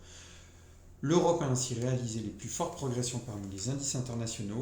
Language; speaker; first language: French; native; French